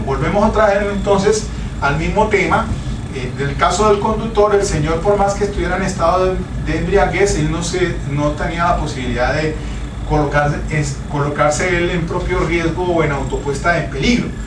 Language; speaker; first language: Spanish; native; Spanish